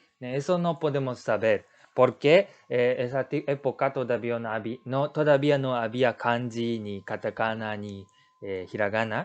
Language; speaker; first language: Spanish; non-native, learner; Japanese